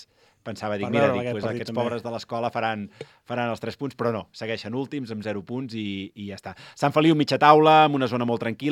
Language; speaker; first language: Catalan; native; Catalan